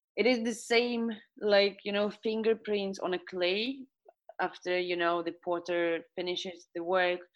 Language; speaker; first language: English; non-native, fluent; Estonian